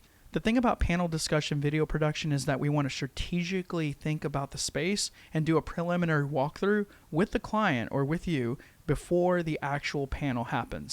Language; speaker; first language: English; native; English